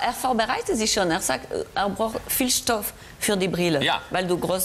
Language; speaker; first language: German; non-native, learner; French